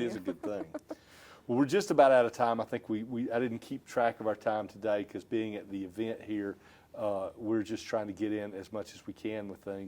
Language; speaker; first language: English; native; English